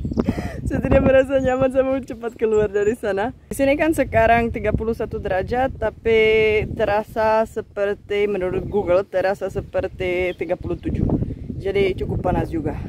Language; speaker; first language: Indonesian; non-native, fluent; Czech